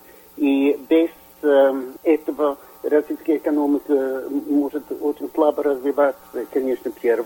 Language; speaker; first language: Russian; non-native, fluent; Swedish